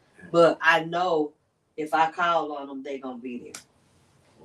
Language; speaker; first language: English; native; English